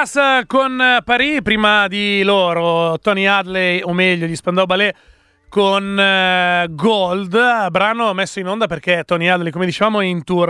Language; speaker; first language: Italian; native; Italian